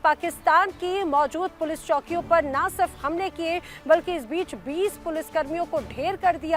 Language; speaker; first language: Hindi; native; Hindi